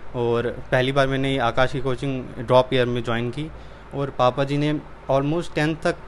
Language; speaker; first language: Hindi; native; Hindi